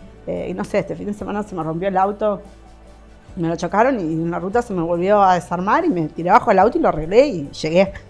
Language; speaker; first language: Spanish; native; Spanish